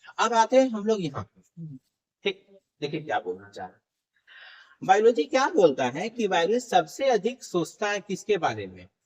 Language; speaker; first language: Hindi; native; Hindi